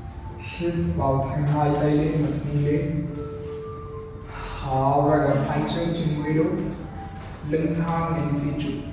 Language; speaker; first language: Vietnamese; non-native, learner; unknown